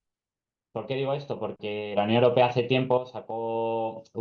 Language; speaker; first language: Spanish; native; Spanish